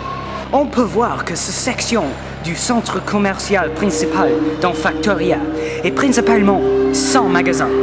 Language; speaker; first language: French; non-native, learner; English